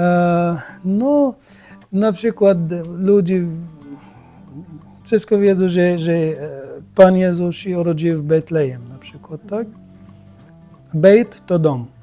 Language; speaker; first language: Polish; non-native, learner; Arabic